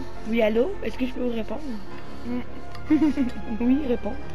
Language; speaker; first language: French; native; French